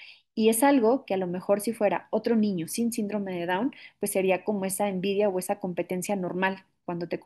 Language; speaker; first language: Spanish; native; Spanish